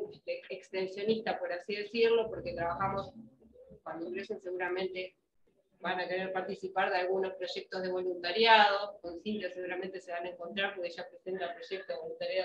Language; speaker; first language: Spanish; native; Spanish